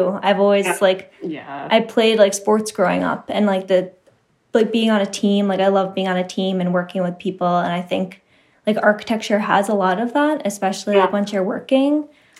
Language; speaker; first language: English; native; English